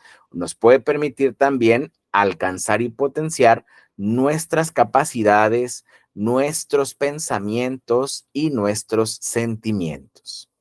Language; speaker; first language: Spanish; native; Spanish